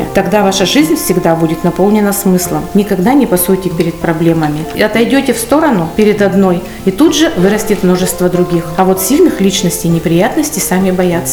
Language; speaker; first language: Russian; native; Russian